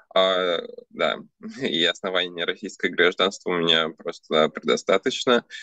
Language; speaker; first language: Russian; early bilingual, other home language; Armenian